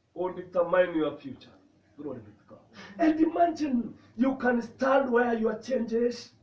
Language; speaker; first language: English; non-native, local second language; Swahili